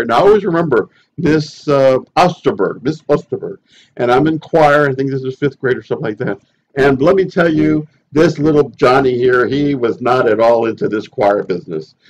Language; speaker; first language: English; early bilingual, other home language; Spanish